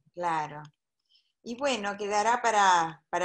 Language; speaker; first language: Spanish; native; Spanish